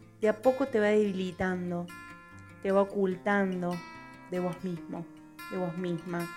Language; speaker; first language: Spanish; native; Spanish